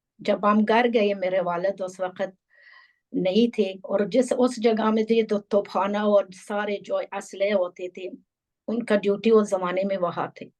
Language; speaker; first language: Urdu; non-native, fluent; Persian